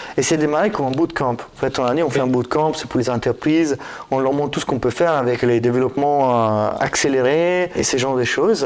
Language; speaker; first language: French; non-native, fluent; Italian